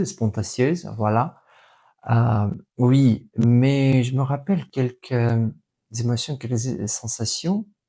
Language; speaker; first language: French; non-native, fluent; Russian